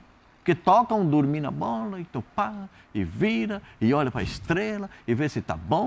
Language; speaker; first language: Portuguese; native; Portuguese